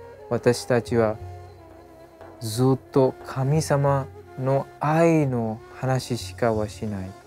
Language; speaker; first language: Japanese; non-native, learner; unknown